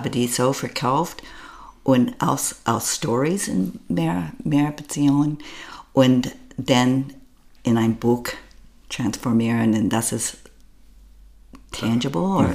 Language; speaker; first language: German; non-native, learner; English